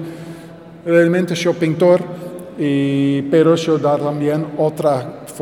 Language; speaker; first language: Spanish; non-native, learner; Dutch